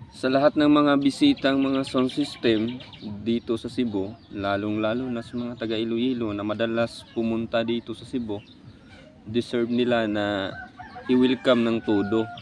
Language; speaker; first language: Filipino; non-native, local second language; Cebuano